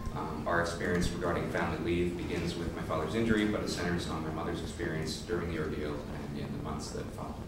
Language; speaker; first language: English; native; English